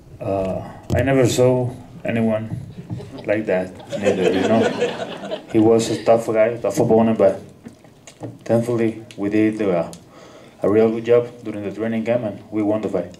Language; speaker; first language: English; non-native, fluent; Spanish